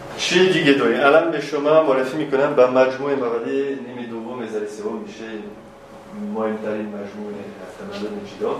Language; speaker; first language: Persian; non-native, fluent; French